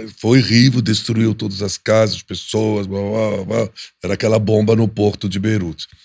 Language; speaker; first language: Portuguese; non-native, fluent; Arabic